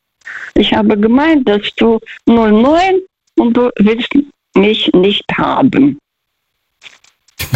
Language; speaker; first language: German; non-native, fluent; Russian